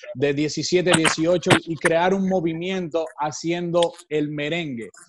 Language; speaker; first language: Spanish; native; Spanish